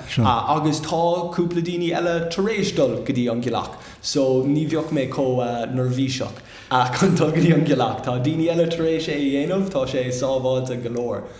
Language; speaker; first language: Irish; non-native, local second language; English